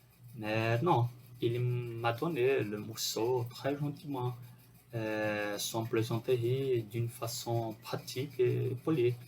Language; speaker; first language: French; non-native, fluent; Portuguese